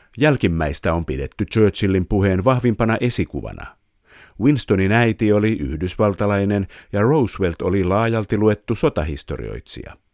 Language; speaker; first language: Finnish; native; Finnish